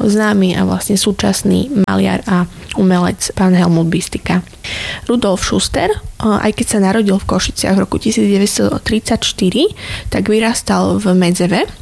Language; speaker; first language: Slovak; native; Slovak